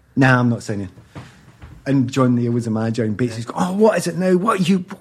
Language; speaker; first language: English; native; English